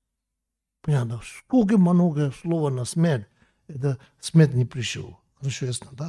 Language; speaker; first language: Russian; non-native, learner; Tibetan